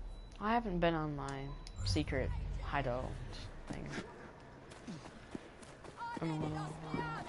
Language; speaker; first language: English; native; English